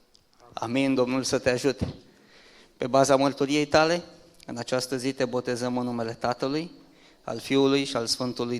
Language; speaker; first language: Romanian; native; Romanian